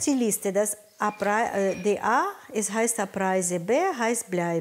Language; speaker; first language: German; non-native, learner; Russian